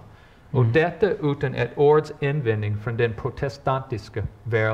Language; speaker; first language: Swedish; non-native, fluent; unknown